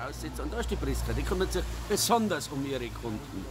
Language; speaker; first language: German; native; German